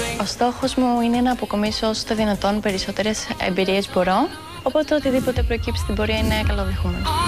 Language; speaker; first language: Greek; native; Greek